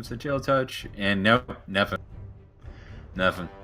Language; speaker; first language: English; native; English